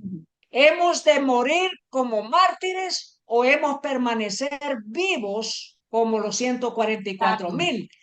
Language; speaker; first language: Spanish; native; Spanish